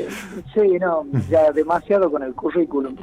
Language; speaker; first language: Spanish; native; Spanish